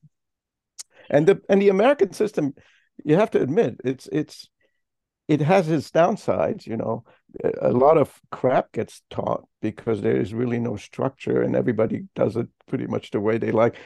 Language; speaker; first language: English; non-native, fluent; German